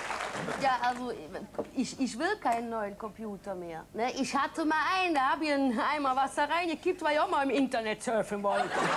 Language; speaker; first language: German; native; German